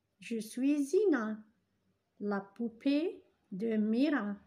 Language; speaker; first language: French; non-native, local second language; Arabic